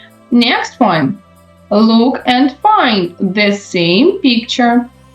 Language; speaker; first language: English; non-native, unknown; Ukrainian